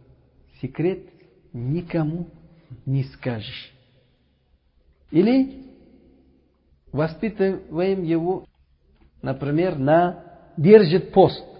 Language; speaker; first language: Russian; non-native, learner; Uzbek